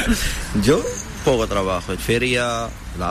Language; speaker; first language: Spanish; non-native, learner; Arabic